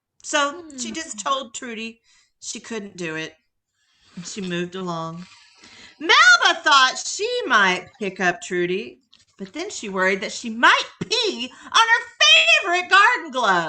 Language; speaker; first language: English; native; English